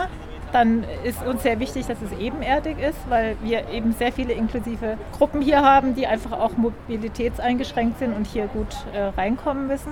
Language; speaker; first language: German; native; German